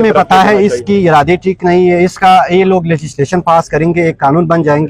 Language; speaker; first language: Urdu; non-native, local second language; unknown